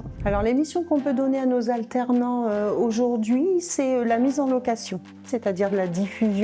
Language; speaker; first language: French; native; French